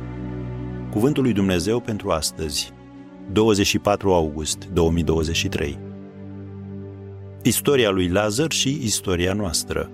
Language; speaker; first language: Romanian; native; Romanian